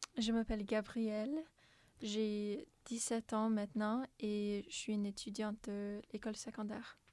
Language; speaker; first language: French; non-native, local second language; English